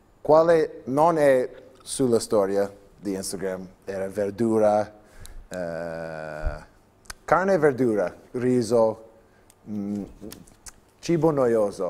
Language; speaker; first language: Italian; non-native, learner; English